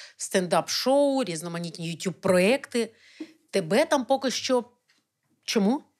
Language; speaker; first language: Ukrainian; native; Ukrainian